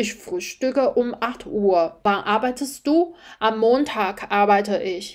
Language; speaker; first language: German; non-native, fluent; Chinese